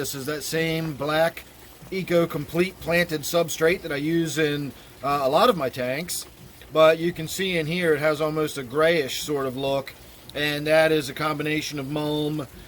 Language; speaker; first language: English; native; English